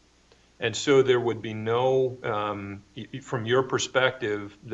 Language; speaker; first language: English; native; English